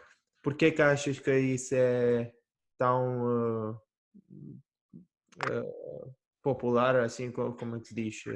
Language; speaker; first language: Portuguese; early bilingual, heritage; Portuguese